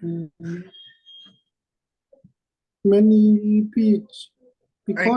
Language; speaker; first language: English; non-native, learner; Vietnamese